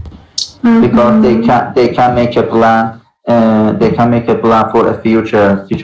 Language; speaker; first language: English; non-native, learner; Persian